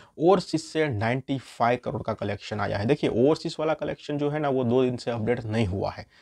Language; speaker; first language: Hindi; non-native, local second language; Gujarati